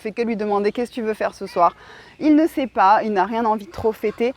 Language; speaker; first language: French; native; French